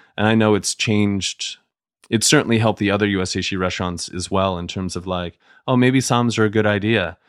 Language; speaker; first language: English; native; English